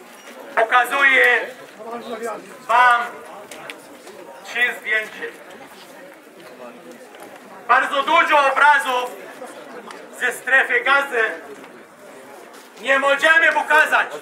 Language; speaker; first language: Polish; non-native, fluent; Arabic